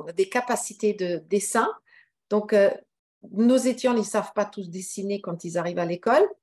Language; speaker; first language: French; non-native, fluent; German